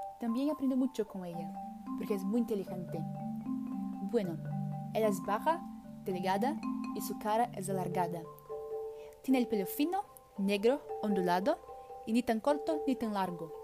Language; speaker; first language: Spanish; non-native, learner; Portuguese